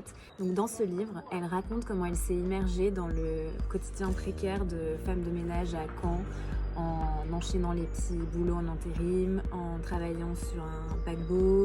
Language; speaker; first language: French; native; French